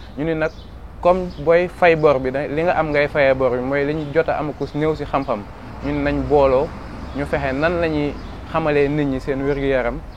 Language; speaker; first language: Wolof; native; Wolof